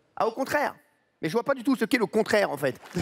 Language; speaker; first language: French; native; French